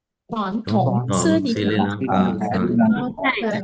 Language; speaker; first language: Chinese; non-native, learner; Sinhala